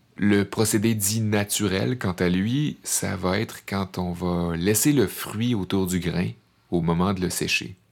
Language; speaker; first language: French; native; French